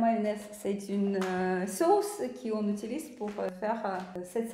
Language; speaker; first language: French; non-native, learner; Russian